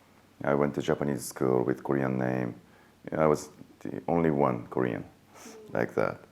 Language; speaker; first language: English; non-native, fluent; Japanese